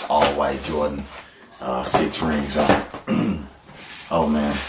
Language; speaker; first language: English; native; English